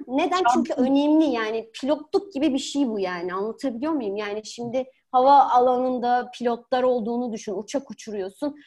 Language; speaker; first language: Turkish; native; Turkish